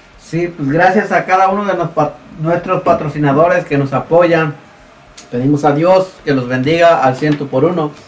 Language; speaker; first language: Spanish; native; Spanish